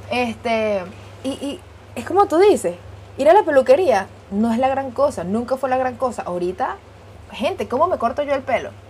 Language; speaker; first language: Spanish; native; Spanish